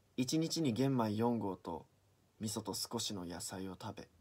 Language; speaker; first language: Japanese; native; Japanese